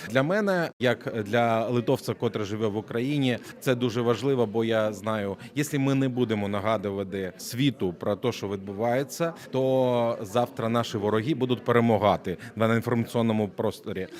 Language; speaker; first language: Ukrainian; non-native, fluent; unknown